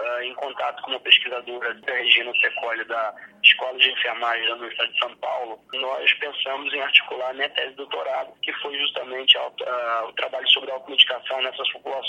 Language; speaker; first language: Portuguese; native; Portuguese